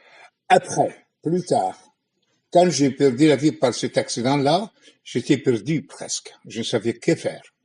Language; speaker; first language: French; non-native, fluent; Arabic